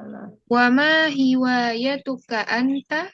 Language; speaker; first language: Arabic; non-native, fluent; Indonesian